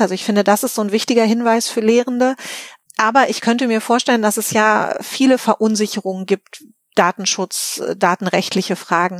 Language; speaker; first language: German; native; German